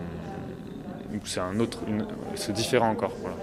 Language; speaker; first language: French; native; French